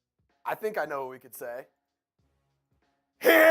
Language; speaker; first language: English; native; English